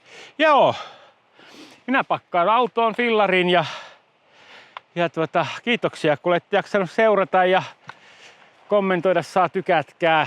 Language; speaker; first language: Finnish; native; Finnish